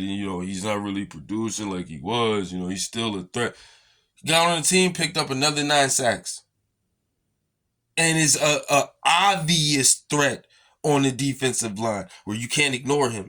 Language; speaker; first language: English; native; English